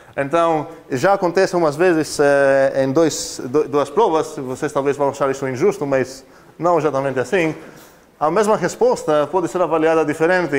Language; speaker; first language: Portuguese; non-native, fluent; Greek